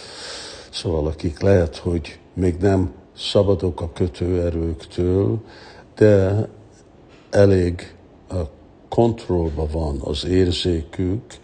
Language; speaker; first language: Hungarian; early bilingual, heritage; Hungarian